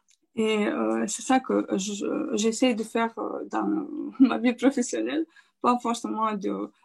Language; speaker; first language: French; non-native, fluent; Romanian